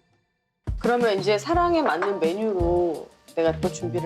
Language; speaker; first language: Korean; native; Korean